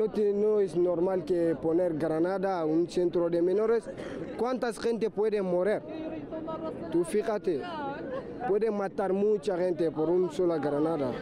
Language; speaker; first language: Spanish; non-native, learner; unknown